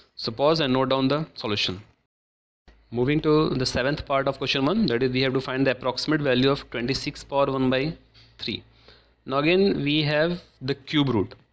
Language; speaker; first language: English; non-native, local second language; Hindi